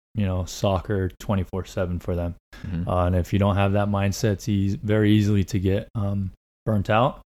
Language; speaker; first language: English; native; English